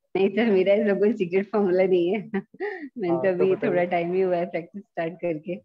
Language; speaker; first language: Hindi; native; Hindi